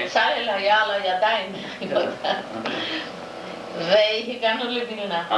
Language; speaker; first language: Hebrew; non-native, fluent; Yiddish